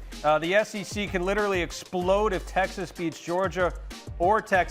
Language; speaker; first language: English; native; English